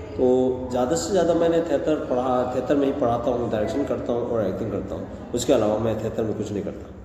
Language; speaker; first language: Hindi; non-native, local second language; Manipuri